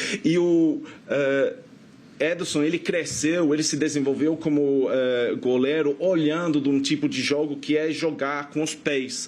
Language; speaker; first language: Portuguese; non-native, fluent; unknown